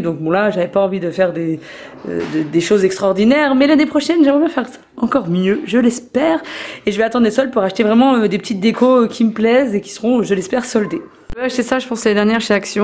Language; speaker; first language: French; native; French